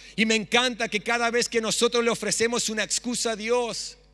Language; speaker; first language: Spanish; early bilingual, other home language; English